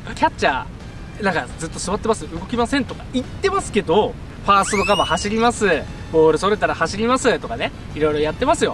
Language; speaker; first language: Japanese; native; Japanese